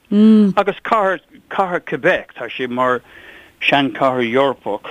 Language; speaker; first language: Irish; non-native, local second language; English